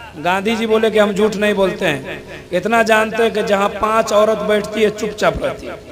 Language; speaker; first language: Hindi; native; Hindi